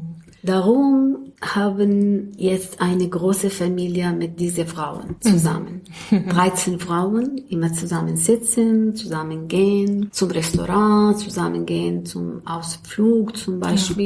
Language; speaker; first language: German; non-native, learner; Arabic